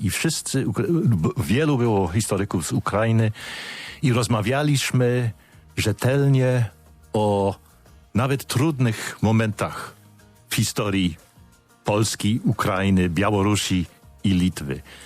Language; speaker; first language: Polish; non-native, fluent; English